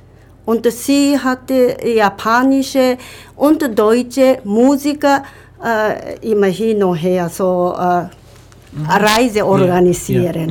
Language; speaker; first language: German; non-native, learner; Japanese